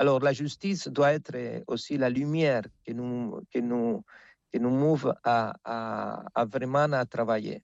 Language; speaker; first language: French; non-native, fluent; Spanish